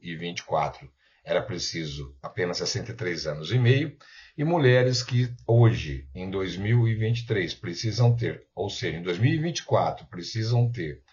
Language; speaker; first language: Portuguese; native; Portuguese